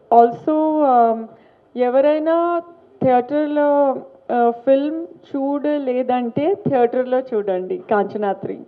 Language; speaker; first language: Telugu; non-native, learner; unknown